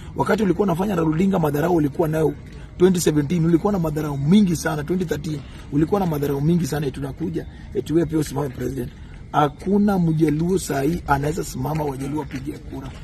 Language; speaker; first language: Swahili; non-native, local second language; Luo (Kenya and Tanzania)